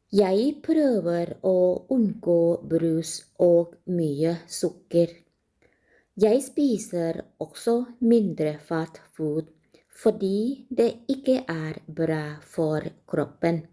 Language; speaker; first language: Norwegian; non-native, learner; Thai